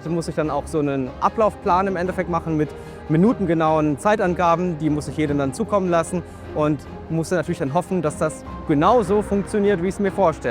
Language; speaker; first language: German; native; German